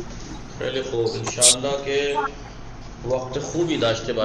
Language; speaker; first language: Persian; non-native, fluent; Urdu